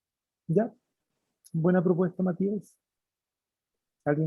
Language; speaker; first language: Spanish; native; Spanish